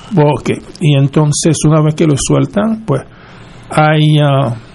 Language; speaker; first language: Spanish; non-native, fluent; Haitian Creole